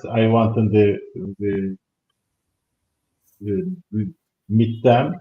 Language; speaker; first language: English; non-native, learner; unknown